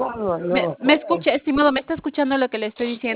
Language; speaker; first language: Spanish; native; Spanish